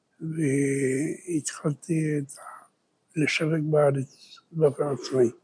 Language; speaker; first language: Hebrew; early bilingual, other home language; Spanish